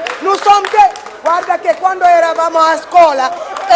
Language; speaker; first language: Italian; non-native, fluent; Wolof